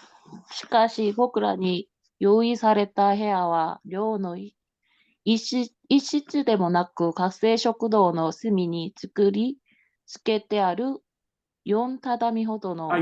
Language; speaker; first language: Japanese; non-native, learner; Korean